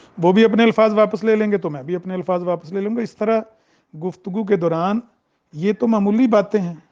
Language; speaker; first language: Urdu; non-native, local second language; Punjabi